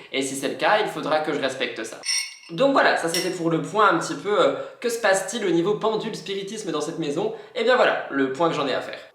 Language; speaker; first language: French; native; French